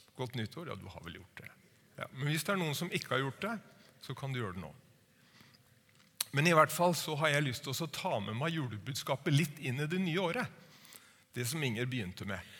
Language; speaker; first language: Norwegian; native; Norwegian